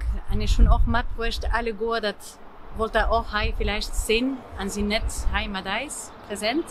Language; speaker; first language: German; non-native, learner; Spanish